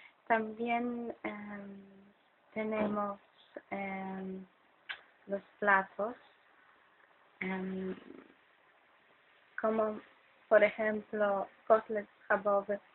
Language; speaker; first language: Spanish; non-native, fluent; Polish